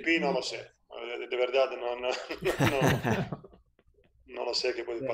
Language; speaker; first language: Spanish; non-native, fluent; Italian